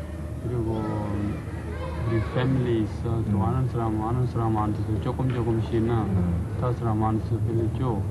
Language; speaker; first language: Korean; non-native, learner; Urdu